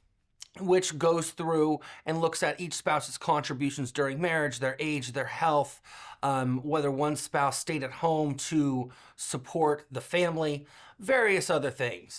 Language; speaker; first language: English; native; English